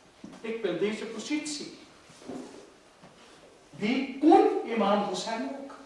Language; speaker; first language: Dutch; non-native, fluent; Urdu